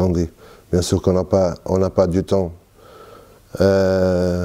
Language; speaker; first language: French; non-native, fluent; Portuguese